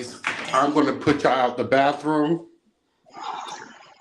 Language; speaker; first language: English; native; English